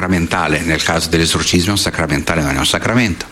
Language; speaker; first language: Italian; non-native, fluent; Portuguese